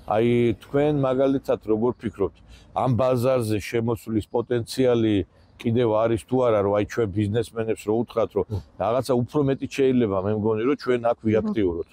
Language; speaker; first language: Georgian; native; Georgian